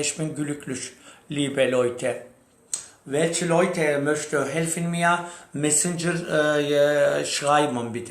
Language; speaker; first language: German; non-native, learner; Turkish